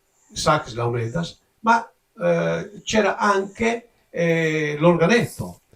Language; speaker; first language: Italian; native; Italian